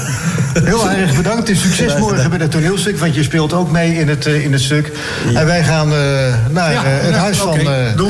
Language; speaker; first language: Dutch; native; Dutch